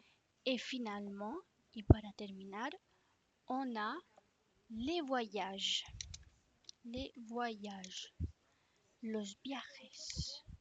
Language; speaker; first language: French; non-native, fluent; Spanish